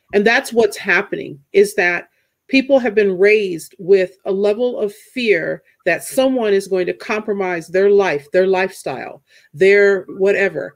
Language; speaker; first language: English; native; English